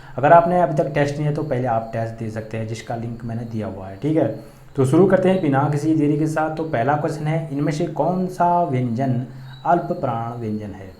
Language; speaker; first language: Hindi; native; Hindi